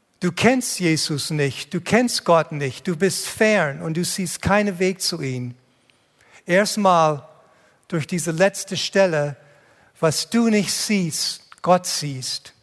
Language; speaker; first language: German; non-native, fluent; English